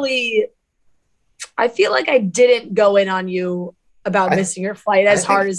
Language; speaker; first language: English; native; English